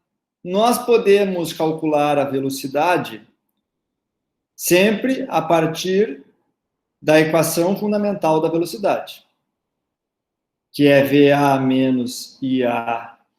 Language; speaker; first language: Portuguese; native; Portuguese